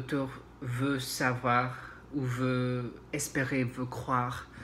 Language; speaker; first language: French; non-native, learner; English